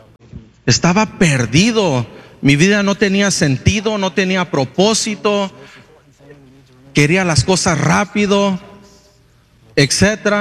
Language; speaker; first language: Spanish; early bilingual, heritage; Spanish